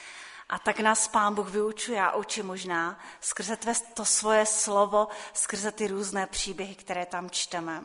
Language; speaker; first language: Czech; non-native, local second language; Polish